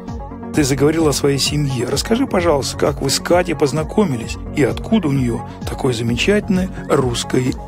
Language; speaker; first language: Russian; native; Russian